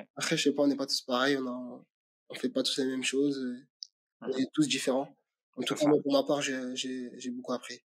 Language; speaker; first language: French; native; French